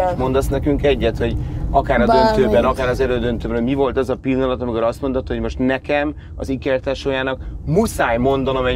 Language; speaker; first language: Hungarian; native; Hungarian